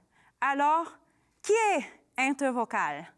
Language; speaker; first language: French; non-native, learner; English